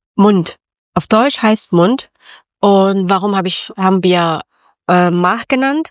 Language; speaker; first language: German; non-native, learner; Persian